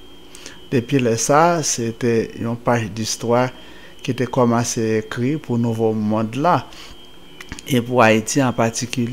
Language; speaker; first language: French; non-native, local second language; Haitian Creole